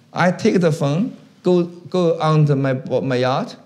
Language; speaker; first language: English; non-native, learner; Chinese